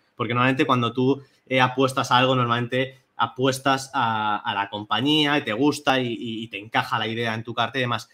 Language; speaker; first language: Spanish; native; Spanish